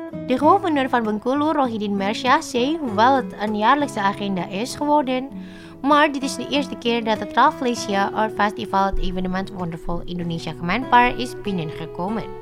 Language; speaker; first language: Dutch; non-native, fluent; Indonesian